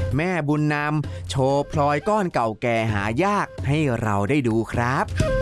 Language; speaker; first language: Thai; native; Thai